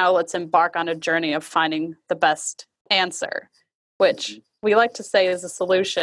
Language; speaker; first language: English; native; English